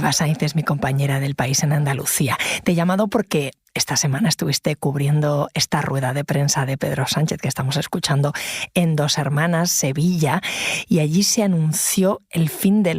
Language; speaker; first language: Spanish; native; Spanish